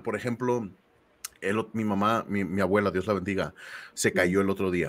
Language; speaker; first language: Spanish; early bilingual, heritage; Spanish